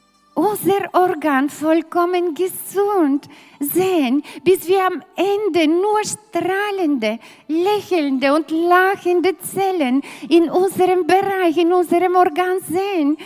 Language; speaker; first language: German; non-native, fluent; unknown